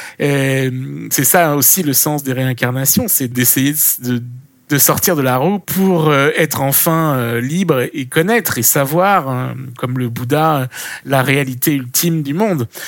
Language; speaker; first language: French; native; French